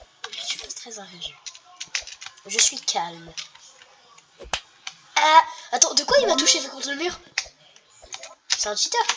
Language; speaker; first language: French; native; French